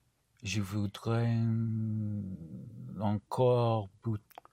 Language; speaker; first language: French; non-native, learner; English